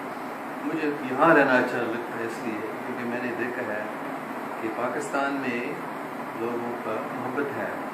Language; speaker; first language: Hindi; non-native, local second language; English